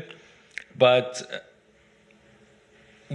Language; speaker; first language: English; non-native, local second language; Afrikaans